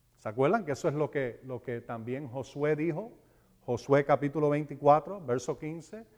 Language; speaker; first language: Spanish; early bilingual, heritage; Spanish